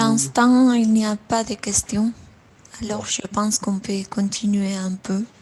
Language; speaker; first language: French; non-native, fluent; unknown